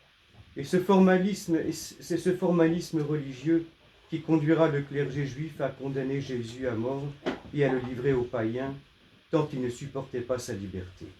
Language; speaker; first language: French; native; French